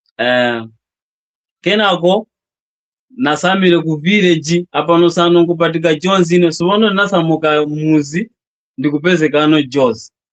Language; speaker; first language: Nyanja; non-native, local second language; Yao